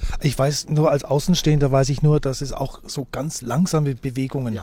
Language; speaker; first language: German; native; German